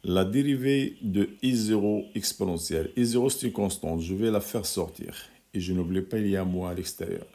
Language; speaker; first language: French; non-native, local second language; Arabic